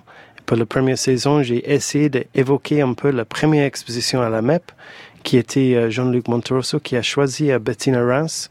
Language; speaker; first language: French; non-native, fluent; English